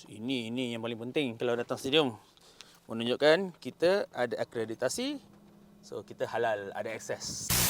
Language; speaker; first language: Malay; native; Malay